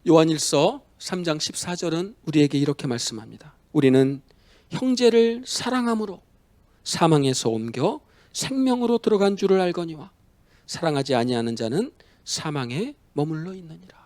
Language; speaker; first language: Korean; native; Korean